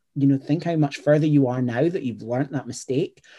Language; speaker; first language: English; native; English